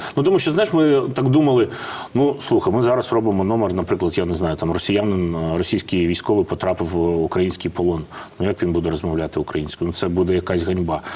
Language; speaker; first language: Ukrainian; non-native, fluent; Russian